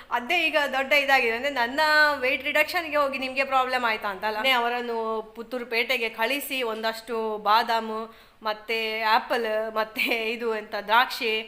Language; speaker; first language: Kannada; native; Kannada